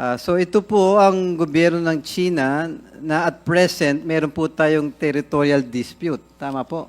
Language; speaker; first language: Filipino; native; Filipino